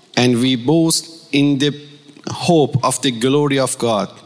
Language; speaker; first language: English; non-native, fluent; Persian